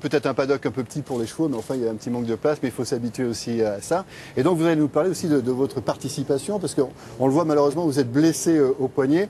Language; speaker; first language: French; native; French